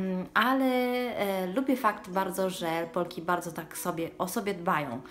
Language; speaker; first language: Polish; early bilingual, heritage; Polish